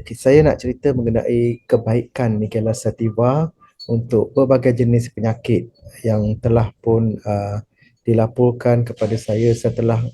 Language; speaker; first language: Malay; native; Malay